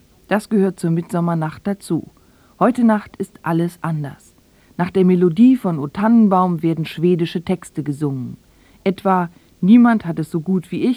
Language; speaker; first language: German; native; German